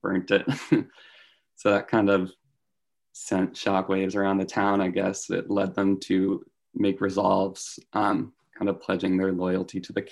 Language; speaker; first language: English; native; English